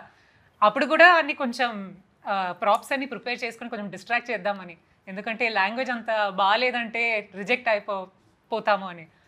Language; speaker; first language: Telugu; non-native, fluent; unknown